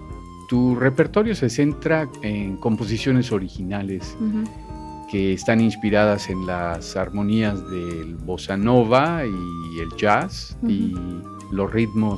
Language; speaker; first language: Spanish; native; Spanish